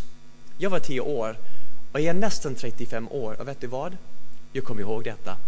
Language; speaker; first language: Swedish; non-native, fluent; English